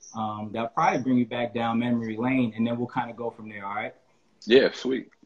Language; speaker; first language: English; native; English